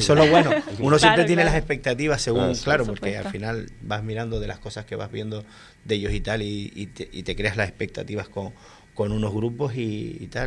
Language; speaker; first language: Spanish; native; Spanish